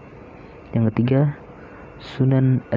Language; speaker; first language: Indonesian; native; Indonesian